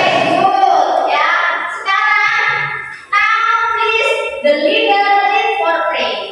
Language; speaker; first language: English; non-native, learner; Indonesian